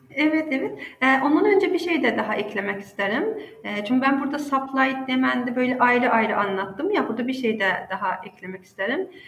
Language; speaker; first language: Turkish; non-native, fluent; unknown